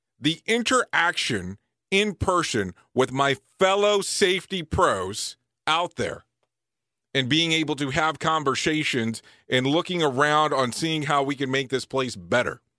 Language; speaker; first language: English; native; English